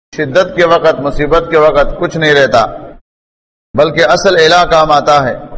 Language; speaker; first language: Urdu; non-native, local second language; Pashto